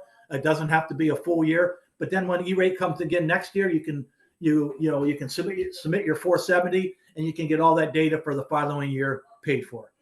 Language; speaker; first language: English; native; English